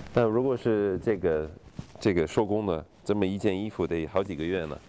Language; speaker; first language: Chinese; non-native, fluent; English